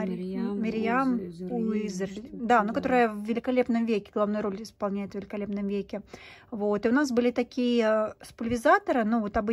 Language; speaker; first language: Russian; native; Russian